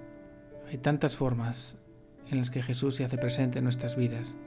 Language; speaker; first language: Spanish; native; Spanish